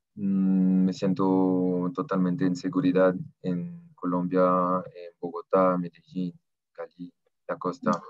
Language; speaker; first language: Spanish; non-native, fluent; French